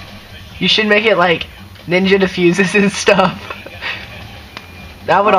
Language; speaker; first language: English; native; English